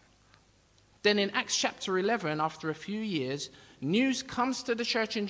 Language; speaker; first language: English; native; English